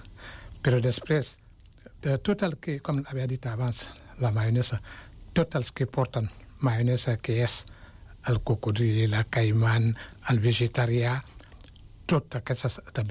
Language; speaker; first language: Catalan; non-native, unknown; Wolof